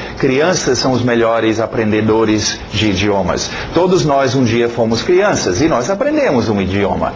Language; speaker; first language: Portuguese; non-native, fluent; English